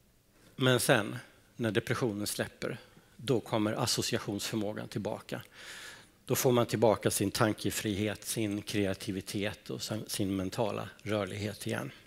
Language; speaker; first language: Swedish; native; Swedish